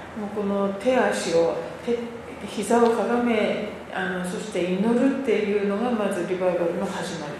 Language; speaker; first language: Japanese; native; Japanese